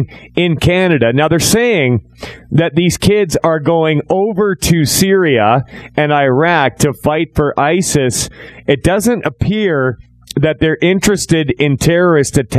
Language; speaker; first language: English; native; English